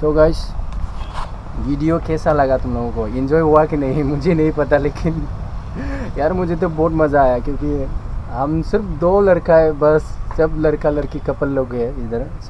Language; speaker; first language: Hindi; non-native, local second language; Bodo